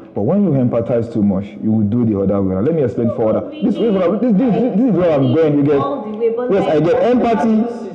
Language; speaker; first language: English; non-native, local second language; Yoruba